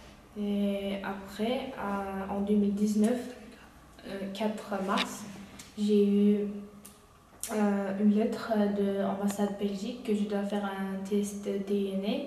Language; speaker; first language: French; non-native, learner; Uyghur